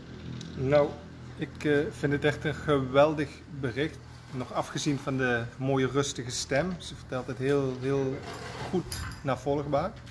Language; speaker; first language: Dutch; native; Dutch